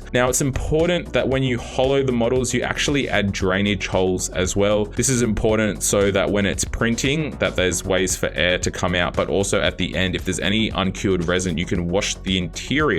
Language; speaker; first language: English; native; English